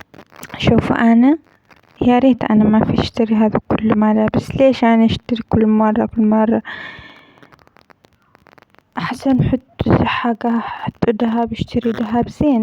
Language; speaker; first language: Arabic; non-native, learner; Amharic